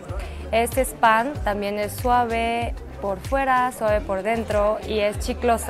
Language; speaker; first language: Spanish; non-native, fluent; Korean